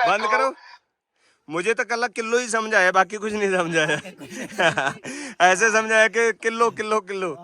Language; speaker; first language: Hindi; non-native, local second language; Punjabi